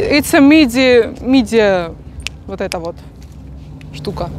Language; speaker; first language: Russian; early bilingual, other home language; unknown